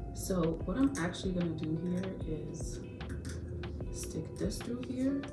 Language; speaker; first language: English; native; English